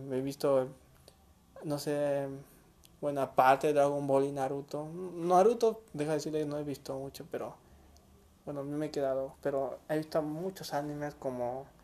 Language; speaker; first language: Spanish; native; Spanish